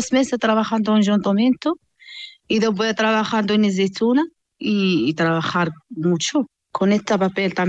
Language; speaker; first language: Spanish; non-native, learner; Arabic